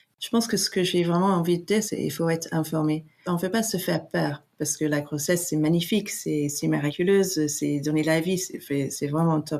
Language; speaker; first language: French; non-native, fluent; English